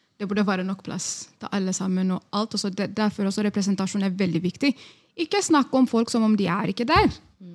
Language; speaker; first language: Norwegian; non-native, fluent; Amharic